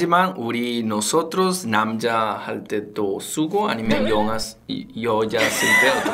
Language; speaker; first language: Korean; non-native, fluent; Spanish